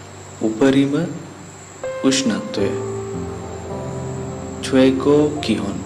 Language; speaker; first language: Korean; non-native, fluent; Sinhala